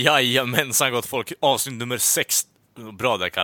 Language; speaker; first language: Swedish; native; Swedish